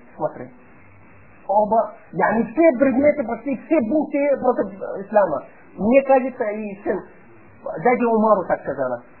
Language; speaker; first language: Russian; non-native, fluent; Arabic